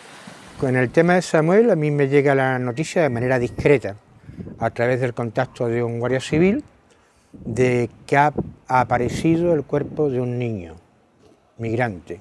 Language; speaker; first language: Spanish; native; Spanish